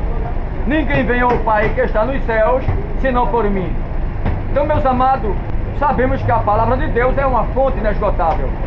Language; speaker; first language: Portuguese; native; Portuguese